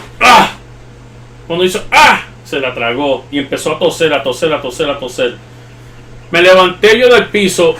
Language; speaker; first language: Spanish; early bilingual, heritage; Spanish